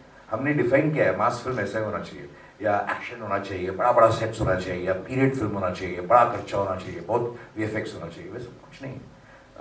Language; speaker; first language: Hindi; non-native, local second language; Tamil